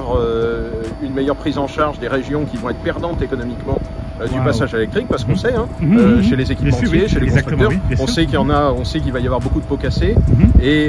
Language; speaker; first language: French; native; French